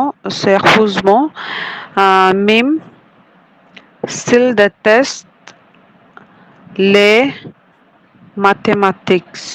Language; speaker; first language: French; non-native, learner; Bangla